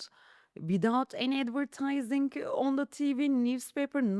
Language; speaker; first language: English; non-native, learner; Turkish